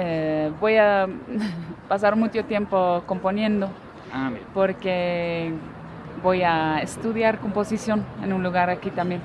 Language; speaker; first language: Spanish; non-native, fluent; Dutch